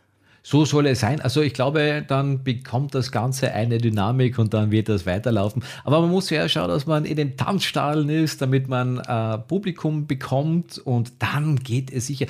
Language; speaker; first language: German; native; German